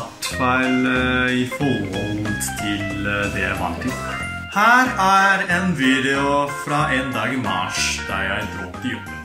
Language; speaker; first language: Norwegian; non-native, fluent; Japanese